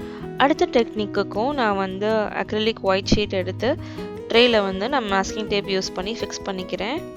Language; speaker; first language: Tamil; native; Tamil